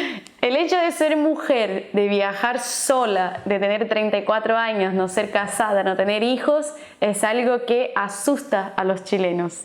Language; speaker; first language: Spanish; non-native, fluent; Portuguese